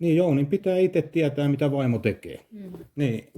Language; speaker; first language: Finnish; native; Finnish